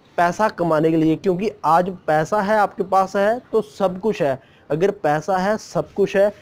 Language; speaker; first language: Hindi; non-native, local second language; Punjabi